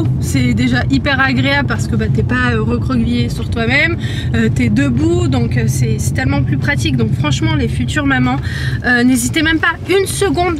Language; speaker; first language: French; native; French